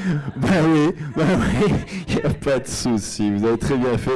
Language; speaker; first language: French; native; French